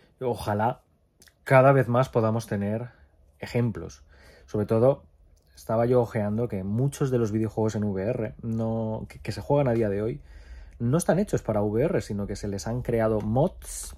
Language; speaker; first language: Spanish; native; Spanish